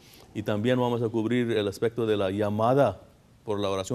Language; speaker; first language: Spanish; non-native, fluent; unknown